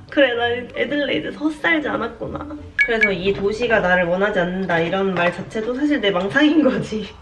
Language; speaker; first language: Korean; native; Korean